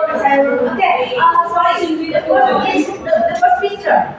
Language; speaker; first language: English; non-native, learner; Indonesian